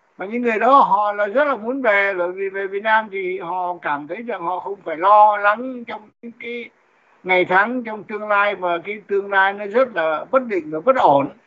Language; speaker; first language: Vietnamese; native; Vietnamese